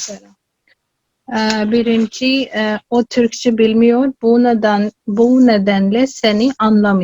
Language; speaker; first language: Turkish; non-native, learner; Urdu